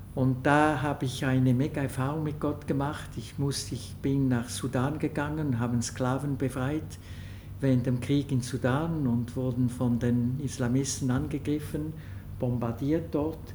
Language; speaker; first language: German; non-native, local second language; French